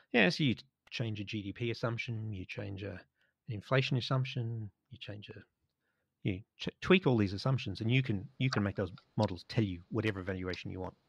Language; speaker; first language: English; native; English